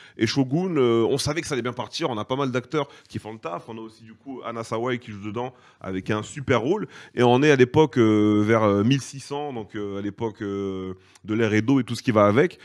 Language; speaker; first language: French; native; French